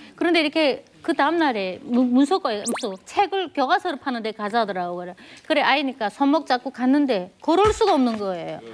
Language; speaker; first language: Korean; native; Korean